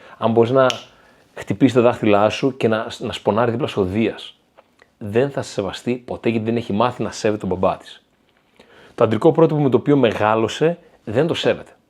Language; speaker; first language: Greek; native; Greek